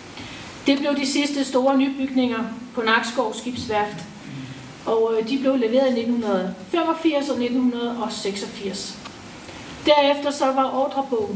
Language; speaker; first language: Danish; native; Danish